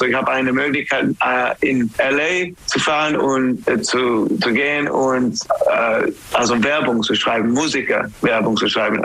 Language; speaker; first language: German; non-native, learner; English